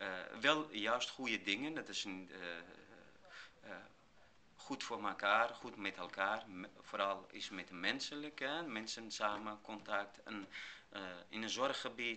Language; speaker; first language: Dutch; non-native, learner; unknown